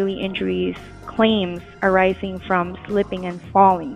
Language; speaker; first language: English; non-native, local second language; Filipino